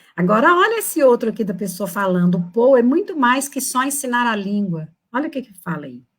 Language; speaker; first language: Portuguese; native; Portuguese